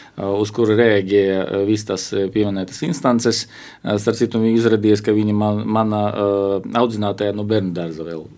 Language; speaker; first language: Latvian; non-native, local second language; Russian